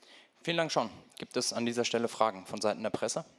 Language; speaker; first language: German; native; German